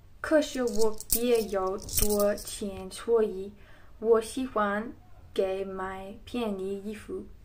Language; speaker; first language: Chinese; non-native, learner; English